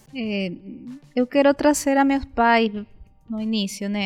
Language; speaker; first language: Portuguese; non-native, fluent; Arabic